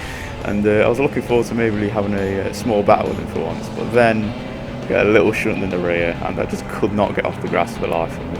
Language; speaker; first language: English; native; English